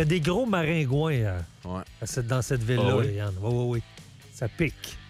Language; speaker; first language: French; native; French